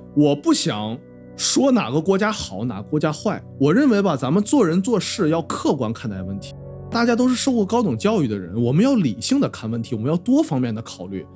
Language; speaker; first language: Chinese; native; Chinese